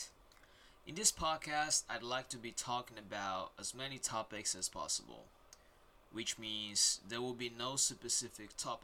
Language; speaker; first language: English; non-native, fluent; Japanese